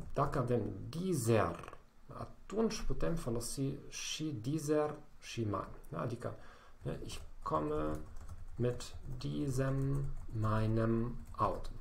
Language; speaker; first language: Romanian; non-native, fluent; German